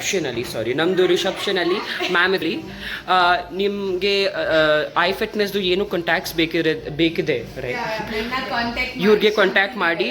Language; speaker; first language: Kannada; non-native, learner; Marathi